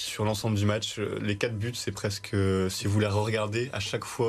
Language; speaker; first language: French; native; French